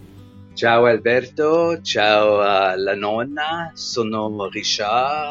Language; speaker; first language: Italian; non-native, learner; French